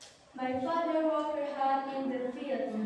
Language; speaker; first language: English; non-native, learner; Indonesian